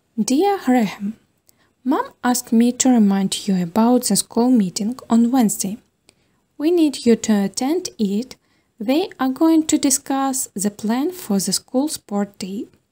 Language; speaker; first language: English; non-native, fluent; Ukrainian